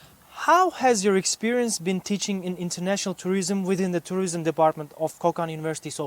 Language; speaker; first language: English; non-native, fluent; Uzbek